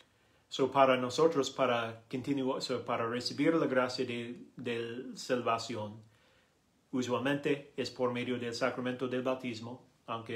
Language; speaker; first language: Spanish; non-native, learner; English